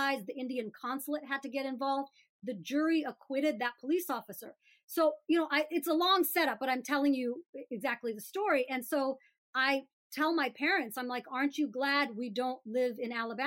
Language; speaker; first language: English; native; English